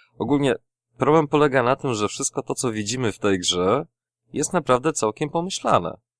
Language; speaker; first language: Polish; native; Polish